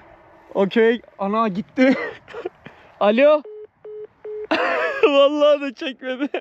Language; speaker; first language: Turkish; native; Turkish